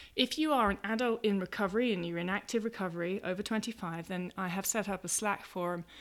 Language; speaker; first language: English; native; English